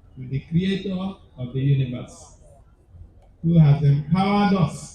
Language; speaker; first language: English; non-native, local second language; Igbo